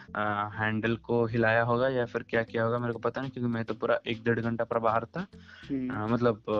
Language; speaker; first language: Hindi; non-native, local second language; Odia